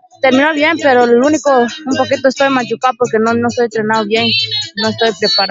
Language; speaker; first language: Spanish; non-native, local second language; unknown